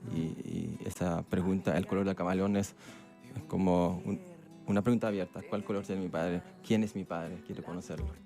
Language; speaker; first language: Spanish; non-native, fluent; Dutch